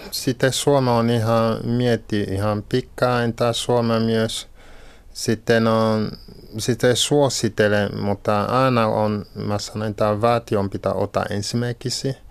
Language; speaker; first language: Finnish; non-native, learner; French